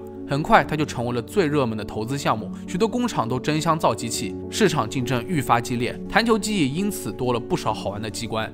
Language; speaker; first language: Chinese; native; Chinese